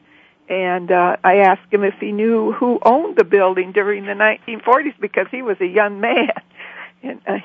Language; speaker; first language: English; native; English